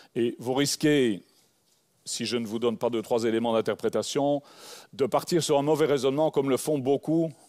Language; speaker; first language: French; native; French